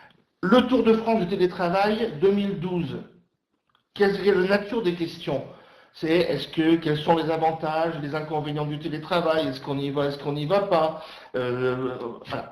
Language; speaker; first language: French; native; French